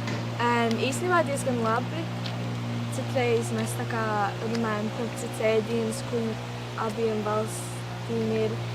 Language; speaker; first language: Latvian; early bilingual, heritage; Latvian